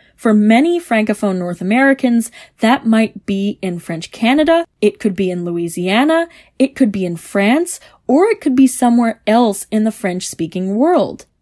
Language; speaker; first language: English; native; English